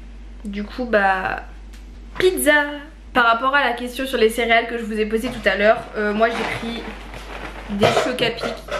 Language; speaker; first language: French; native; French